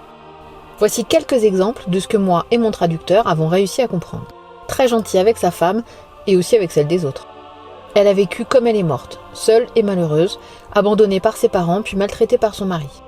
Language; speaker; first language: French; native; French